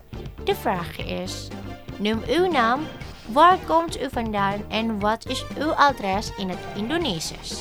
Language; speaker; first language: Dutch; non-native, learner; Indonesian